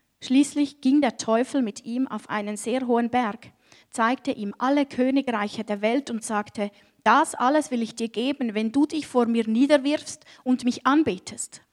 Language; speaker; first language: German; native; German